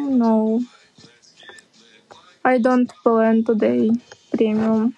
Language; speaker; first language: English; non-native, learner; Russian